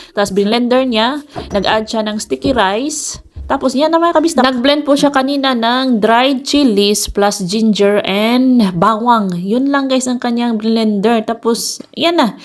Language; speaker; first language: Filipino; non-native, local second language; Cebuano